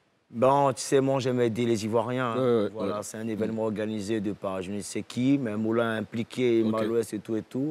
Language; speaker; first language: French; non-native, local second language; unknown